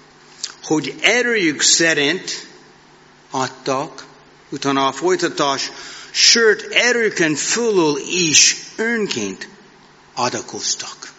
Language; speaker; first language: Hungarian; non-native, fluent; English